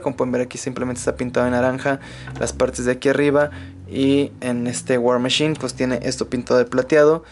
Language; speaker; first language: Spanish; native; Spanish